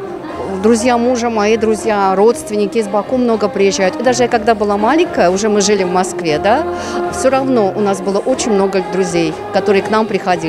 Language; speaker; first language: Russian; early bilingual, other home language; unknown